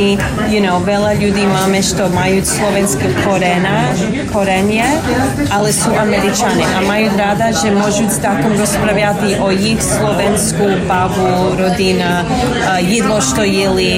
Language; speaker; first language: Slovak; early bilingual, heritage; English